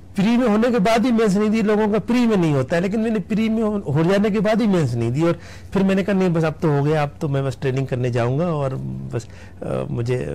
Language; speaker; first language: Hindi; native; Hindi